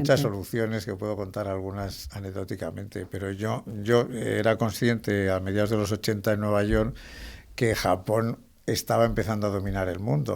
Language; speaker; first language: Spanish; native; Spanish